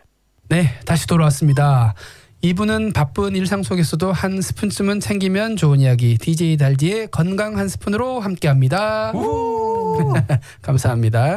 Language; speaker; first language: Korean; native; Korean